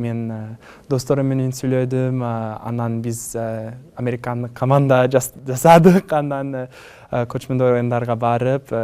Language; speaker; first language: Kyrgyz; non-native, learner; English